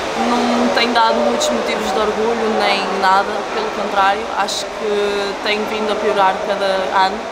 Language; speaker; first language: Portuguese; early bilingual, other home language; Ukrainian